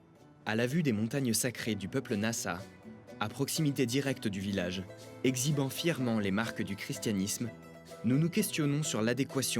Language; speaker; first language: French; native; French